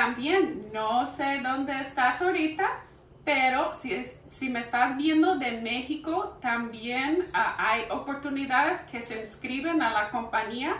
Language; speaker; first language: Spanish; early bilingual, heritage; Spanish